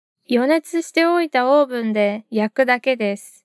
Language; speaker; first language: Japanese; non-native, fluent; Portuguese